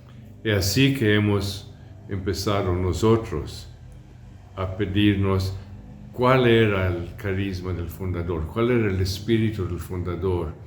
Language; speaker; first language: Spanish; non-native, fluent; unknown